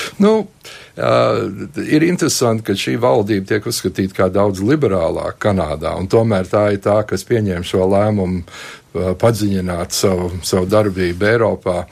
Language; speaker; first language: Latvian; native; Latvian